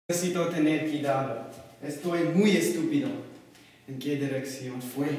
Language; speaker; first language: Spanish; non-native, learner; English